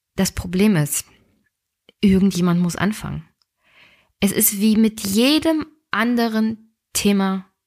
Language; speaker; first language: German; native; German